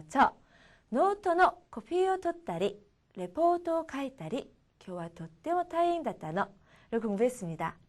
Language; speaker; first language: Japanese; non-native, fluent; Korean